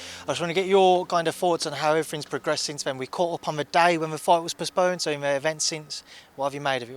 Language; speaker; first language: English; native; English